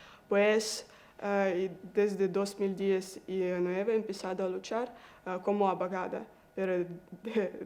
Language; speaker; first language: Spanish; non-native, learner; Russian